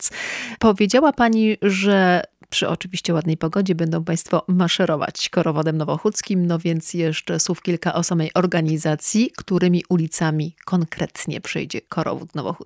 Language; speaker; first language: Polish; native; Polish